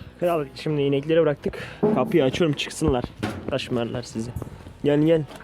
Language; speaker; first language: Turkish; non-native, local second language; Kurdish